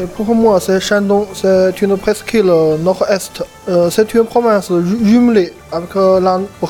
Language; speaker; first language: French; non-native, learner; Chinese